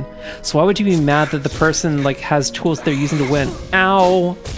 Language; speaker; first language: English; native; English